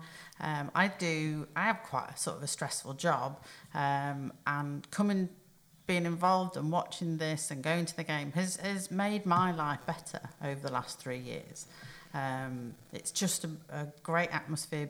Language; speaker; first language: English; native; English